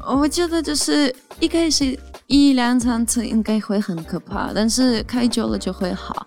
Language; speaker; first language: Chinese; non-native, fluent; Ukrainian